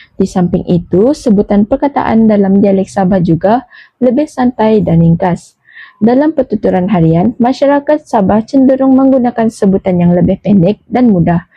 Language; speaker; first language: Malay; native; Malay